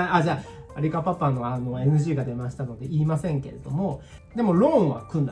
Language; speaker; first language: Japanese; native; Japanese